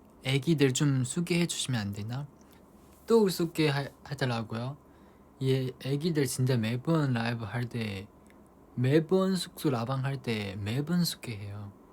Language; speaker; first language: Korean; non-native, fluent; Chinese